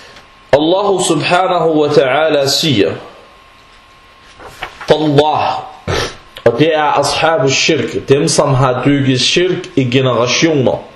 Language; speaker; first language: Danish; non-native, fluent; Arabic